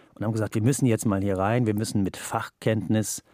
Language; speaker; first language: German; native; German